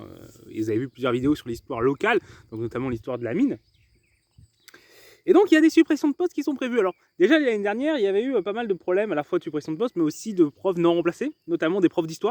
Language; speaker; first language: French; native; French